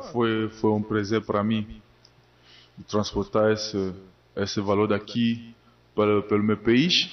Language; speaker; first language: Portuguese; non-native, learner; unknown